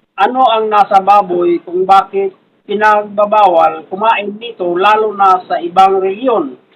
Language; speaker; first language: Filipino; non-native, local second language; Cebuano